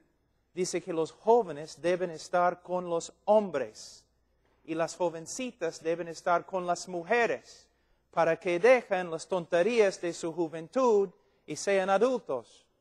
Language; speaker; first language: Spanish; non-native, fluent; English